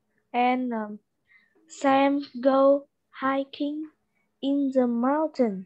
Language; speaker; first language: English; non-native, learner; Vietnamese